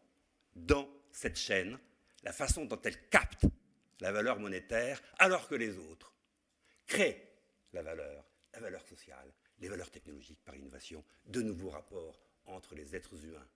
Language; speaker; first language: French; native; French